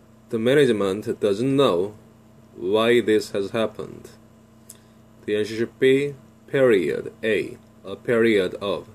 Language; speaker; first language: English; non-native, fluent; Korean